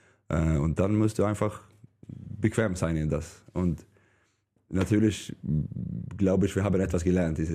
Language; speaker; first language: German; non-native, learner; Swedish